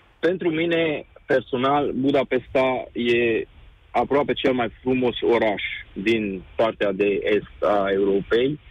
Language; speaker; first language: Romanian; non-native, local second language; Hungarian